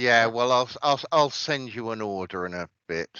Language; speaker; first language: English; native; English